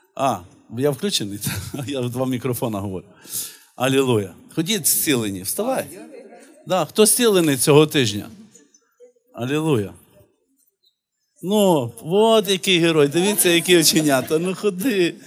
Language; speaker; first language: Ukrainian; native; Ukrainian